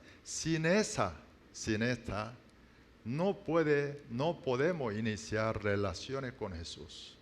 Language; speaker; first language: Spanish; non-native, learner; Korean